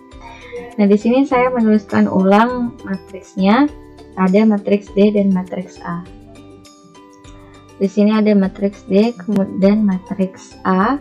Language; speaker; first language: Indonesian; native; Indonesian